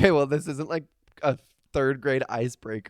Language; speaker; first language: English; native; English